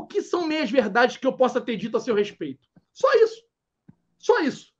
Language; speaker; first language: Portuguese; native; Portuguese